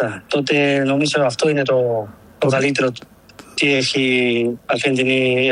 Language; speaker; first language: Greek; non-native, learner; Spanish